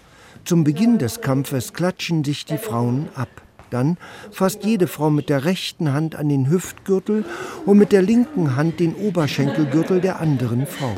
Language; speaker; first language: German; native; German